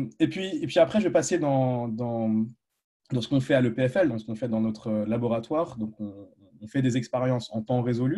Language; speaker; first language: French; native; French